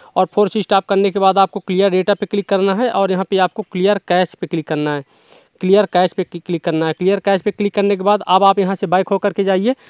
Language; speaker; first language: Hindi; native; Hindi